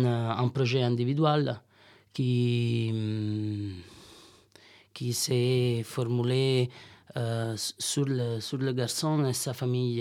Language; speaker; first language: French; non-native, learner; Italian